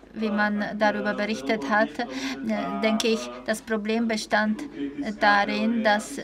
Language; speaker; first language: German; non-native, fluent; Czech